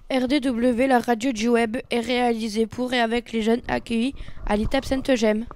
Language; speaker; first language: French; native; French